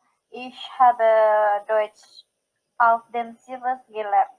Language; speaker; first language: German; non-native, learner; Indonesian